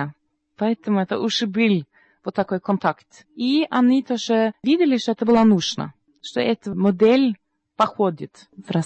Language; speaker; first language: Russian; non-native, learner; Norwegian